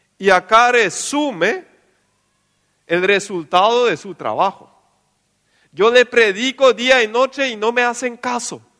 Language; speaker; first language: Spanish; non-native, local second language; Plautdietsch